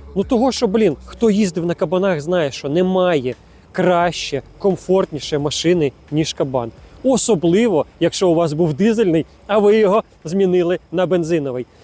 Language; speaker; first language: Ukrainian; non-native, local second language; Russian